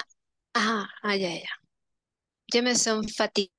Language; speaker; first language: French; non-native, learner; Spanish